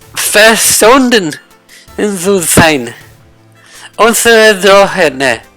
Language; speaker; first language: German; non-native, learner; English